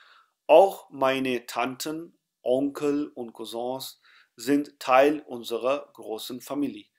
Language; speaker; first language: German; non-native, fluent; Urdu